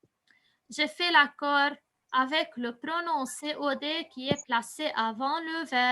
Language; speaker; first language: French; non-native, local second language; Arabic